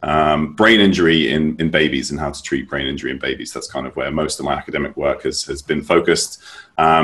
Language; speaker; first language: English; native; English